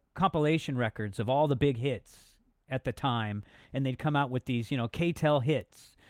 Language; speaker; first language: English; native; English